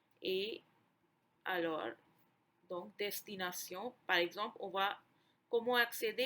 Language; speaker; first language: French; non-native, fluent; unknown